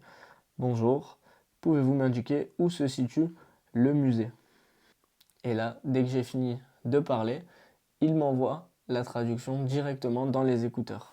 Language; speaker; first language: French; native; French